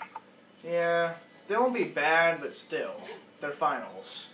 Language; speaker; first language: English; native; English